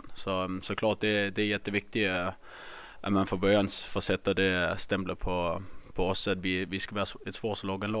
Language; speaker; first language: Swedish; non-native, fluent; Danish